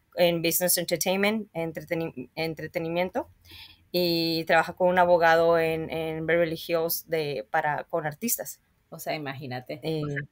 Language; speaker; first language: Spanish; native; Spanish